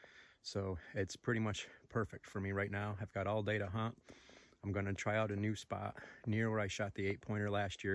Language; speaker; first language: English; native; English